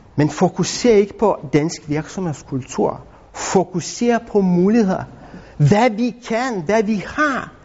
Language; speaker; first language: Danish; non-native, fluent; Lithuanian